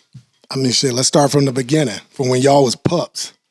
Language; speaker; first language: English; native; English